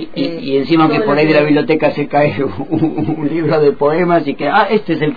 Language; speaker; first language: Spanish; native; Spanish